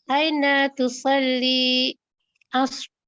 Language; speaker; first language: Arabic; non-native, learner; Malay